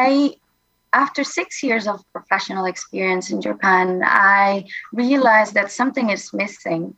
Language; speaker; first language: English; non-native, fluent; Indonesian